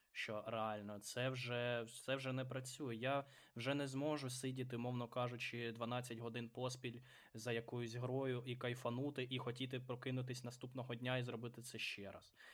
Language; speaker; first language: Ukrainian; non-native, local second language; Russian